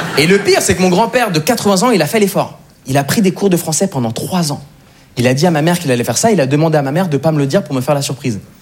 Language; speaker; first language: French; native; French